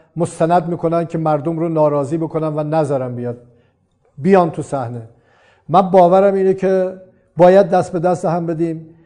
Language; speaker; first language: Persian; non-native, local second language; Azerbaijani